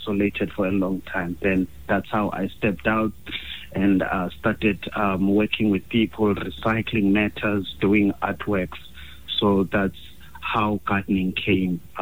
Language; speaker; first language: English; non-native, local second language; Xhosa